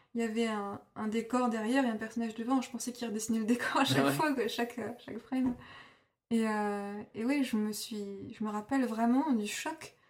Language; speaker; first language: French; native; French